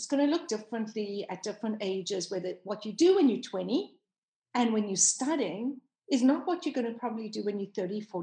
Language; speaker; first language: English; native; English